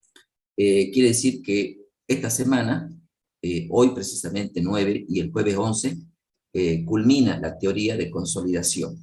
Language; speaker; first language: Spanish; native; Spanish